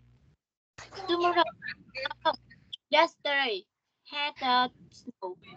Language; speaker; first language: English; non-native, learner; Vietnamese